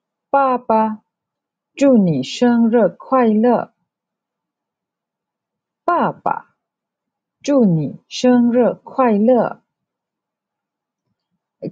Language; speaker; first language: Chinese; non-native, local second language; Malay